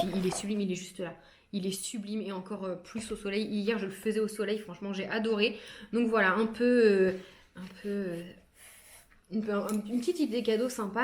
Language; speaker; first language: French; native; French